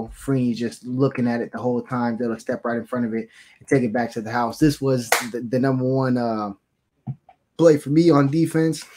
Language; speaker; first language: English; native; English